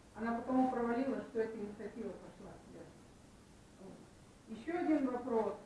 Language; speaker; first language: Russian; native; Russian